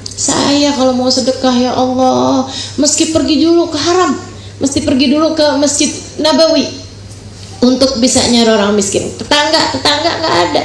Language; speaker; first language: Indonesian; native; Indonesian